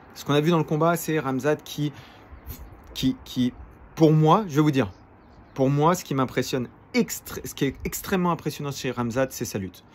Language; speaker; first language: French; native; French